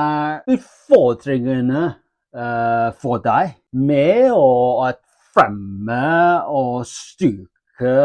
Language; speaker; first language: Norwegian; non-native, learner; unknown